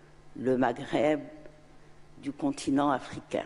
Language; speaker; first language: French; non-native, local second language; Arabic